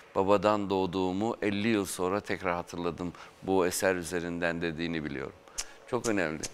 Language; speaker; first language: Turkish; native; Turkish